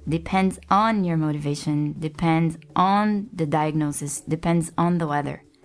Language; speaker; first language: English; non-native, fluent; Portuguese